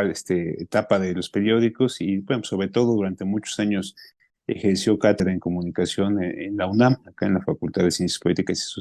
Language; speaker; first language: Spanish; native; Spanish